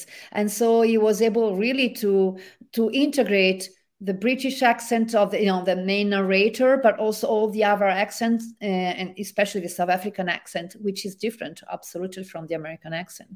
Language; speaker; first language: English; non-native, fluent; Italian